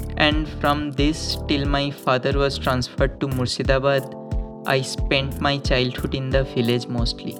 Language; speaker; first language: English; non-native, local second language; Bangla